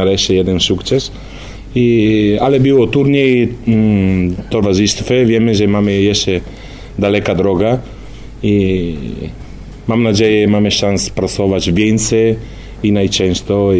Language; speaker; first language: Polish; non-native, learner; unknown